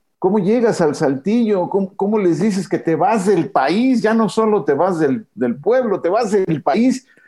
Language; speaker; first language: Spanish; native; Spanish